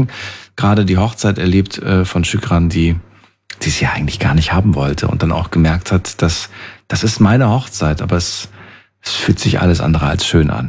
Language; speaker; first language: German; native; German